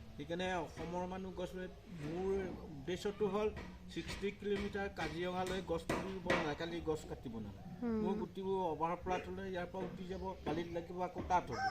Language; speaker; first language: Assamese; non-native, local second language; Mising